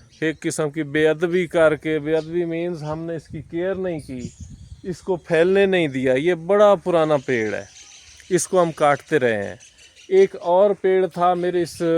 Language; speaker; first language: Urdu; non-native, local second language; Punjabi